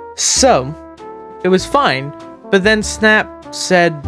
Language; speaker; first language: English; native; English